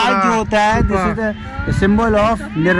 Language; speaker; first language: Hindi; native; Hindi